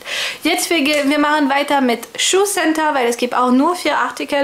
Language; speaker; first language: German; non-native, fluent; French